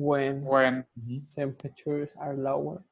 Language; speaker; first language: English; non-native, learner; Spanish